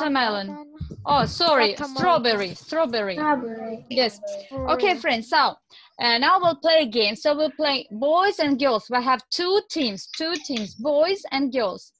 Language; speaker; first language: English; non-native, fluent; Russian